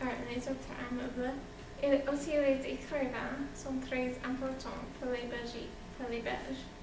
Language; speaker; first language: French; non-native, learner; English